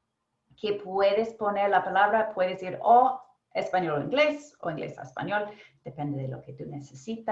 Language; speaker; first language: Spanish; non-native, fluent; English